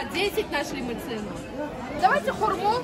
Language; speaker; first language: Russian; native; Russian